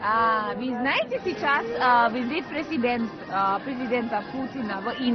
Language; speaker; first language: Russian; non-native, learner; Hindi